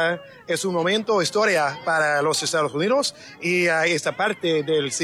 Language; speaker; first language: Spanish; non-native, learner; English